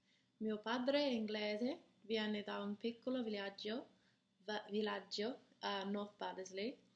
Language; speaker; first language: Italian; non-native, learner; English